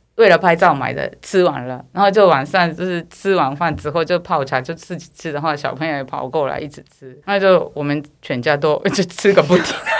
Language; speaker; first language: Chinese; non-native, fluent; Japanese